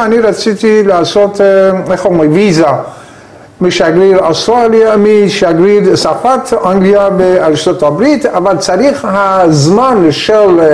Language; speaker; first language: Hebrew; non-native, learner; Persian